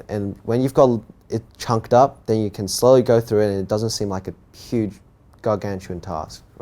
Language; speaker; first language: English; native; English